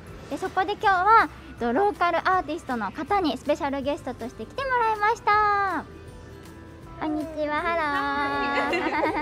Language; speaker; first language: Japanese; native; Japanese